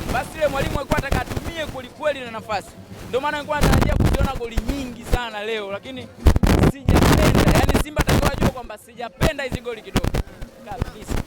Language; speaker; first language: Swahili; native; Swahili